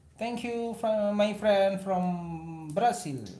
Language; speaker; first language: English; non-native, learner; Indonesian